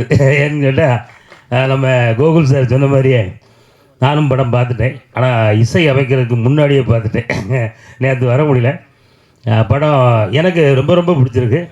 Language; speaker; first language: Tamil; native; Tamil